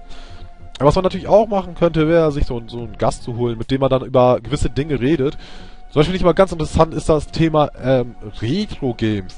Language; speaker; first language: German; native; German